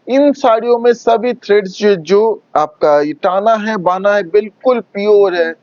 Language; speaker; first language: Hindi; non-native, local second language; Bangla